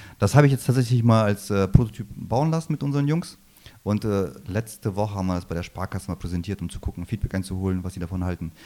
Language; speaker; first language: German; early bilingual, other home language; Low German